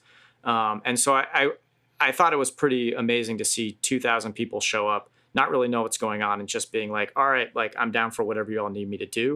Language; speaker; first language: English; native; English